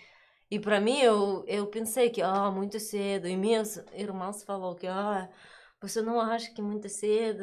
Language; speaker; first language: Portuguese; non-native, learner; Russian